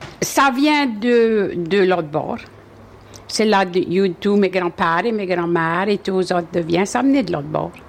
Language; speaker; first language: French; native; French